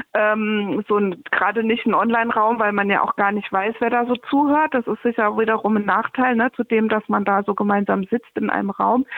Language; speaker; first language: German; native; German